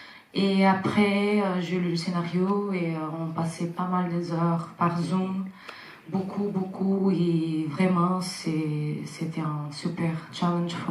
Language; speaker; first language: French; non-native, fluent; Portuguese